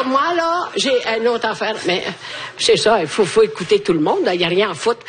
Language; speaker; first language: French; native; French